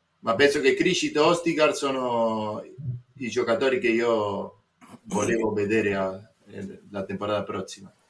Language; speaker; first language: Italian; non-native, learner; Spanish